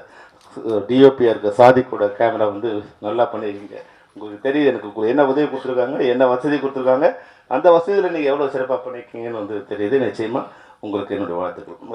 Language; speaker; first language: Tamil; native; Tamil